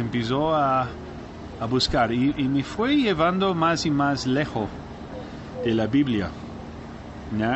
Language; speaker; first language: Spanish; non-native, learner; English